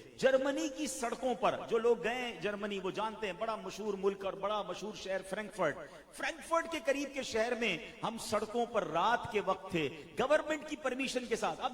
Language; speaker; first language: Urdu; native; Urdu